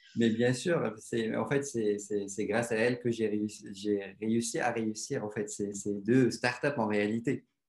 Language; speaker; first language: French; non-native, local second language; Arabic